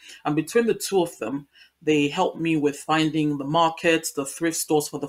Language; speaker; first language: English; non-native, local second language; Yoruba